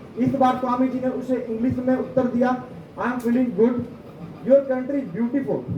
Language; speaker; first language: Hindi; native; Hindi